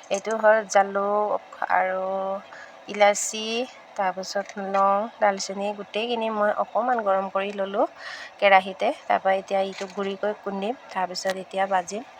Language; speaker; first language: Assamese; native; Assamese